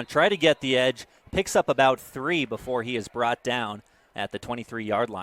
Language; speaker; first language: English; native; English